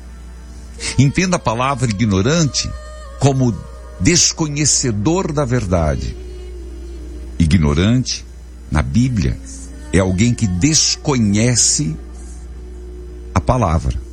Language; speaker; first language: Portuguese; native; Portuguese